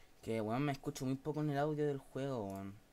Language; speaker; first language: Spanish; native; Spanish